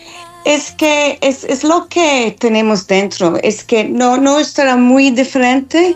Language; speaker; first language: Spanish; non-native, fluent; English